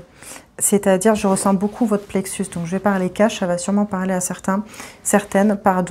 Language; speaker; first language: French; native; French